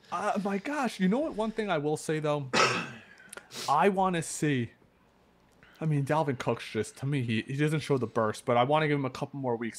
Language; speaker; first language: English; native; English